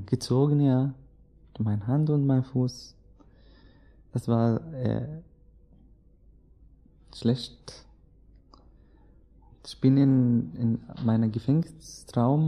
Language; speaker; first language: German; non-native, learner; Arabic